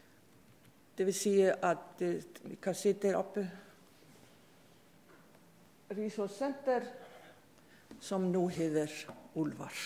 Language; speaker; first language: Danish; non-native, fluent; Icelandic